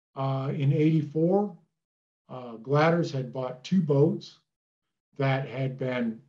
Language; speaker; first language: English; native; English